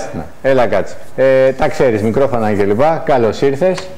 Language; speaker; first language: Greek; native; Greek